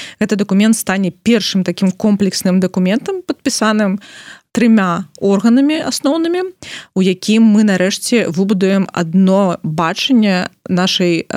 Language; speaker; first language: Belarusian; non-native, local second language; Russian